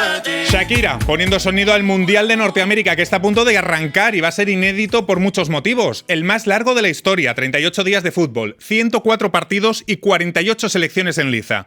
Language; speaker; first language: Spanish; native; Spanish